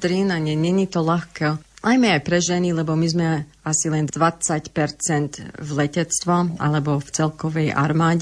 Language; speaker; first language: Slovak; early bilingual, heritage; English